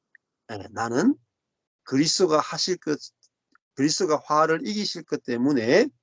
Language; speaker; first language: Korean; native; Korean